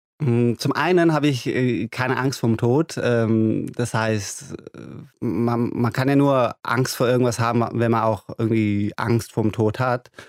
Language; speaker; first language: German; native; German